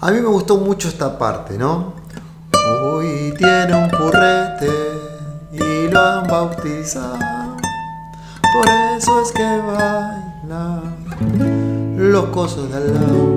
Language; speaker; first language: Spanish; native; Spanish